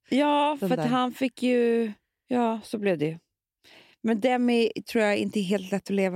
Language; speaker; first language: Swedish; native; Swedish